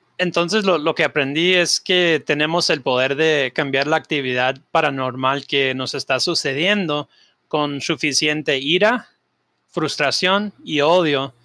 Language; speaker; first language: Spanish; early bilingual, heritage; Spanish